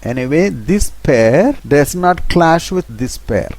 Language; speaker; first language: English; non-native, local second language; Tamil